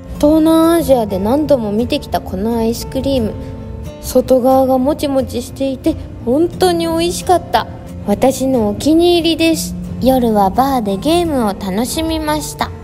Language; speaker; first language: Japanese; native; Japanese